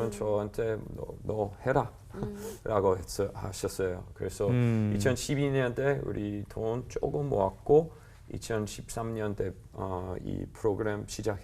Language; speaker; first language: Korean; non-native, learner; English